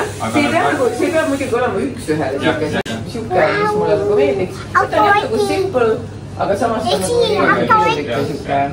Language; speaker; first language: Estonian; native; Estonian